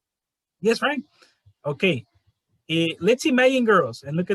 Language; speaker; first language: English; non-native, fluent; Spanish